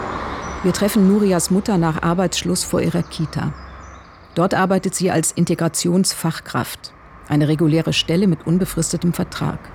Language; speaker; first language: German; native; German